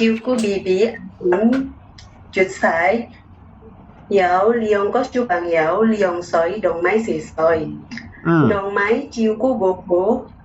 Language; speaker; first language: Cantonese; non-native, learner; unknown